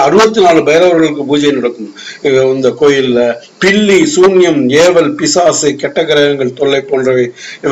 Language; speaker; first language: Tamil; native; Tamil